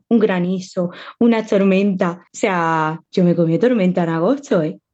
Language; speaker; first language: Spanish; native; Spanish